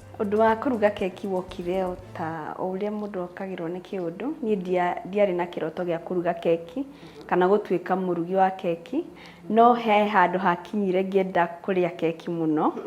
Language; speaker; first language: Kikuyu; native; Kikuyu